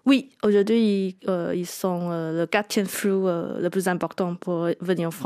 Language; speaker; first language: French; non-native, fluent; Chinese